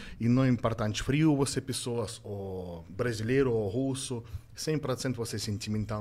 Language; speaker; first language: Portuguese; non-native, learner; Russian